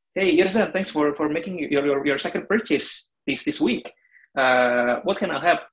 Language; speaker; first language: English; non-native, fluent; Indonesian